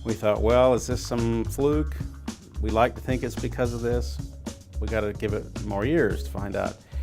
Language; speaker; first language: English; native; English